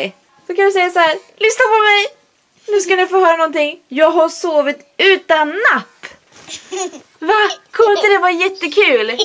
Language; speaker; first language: Swedish; native; Swedish